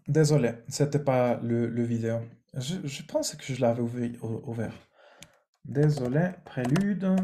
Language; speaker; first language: French; non-native, fluent; Spanish